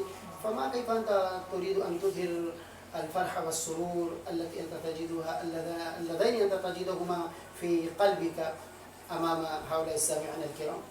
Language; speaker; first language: Arabic; non-native, fluent; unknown